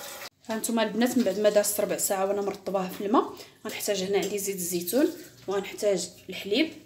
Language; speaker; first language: Arabic; native; Arabic